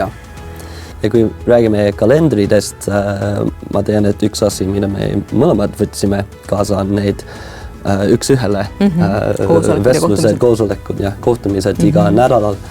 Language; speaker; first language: Estonian; non-native, fluent; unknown